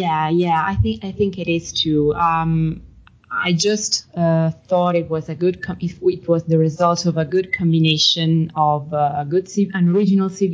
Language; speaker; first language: English; non-native, fluent; Italian